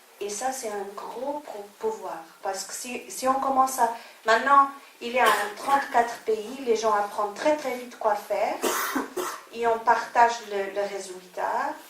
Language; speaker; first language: French; non-native, fluent; Portuguese